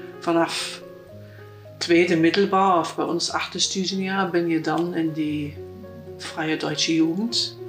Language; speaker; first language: Dutch; non-native, fluent; German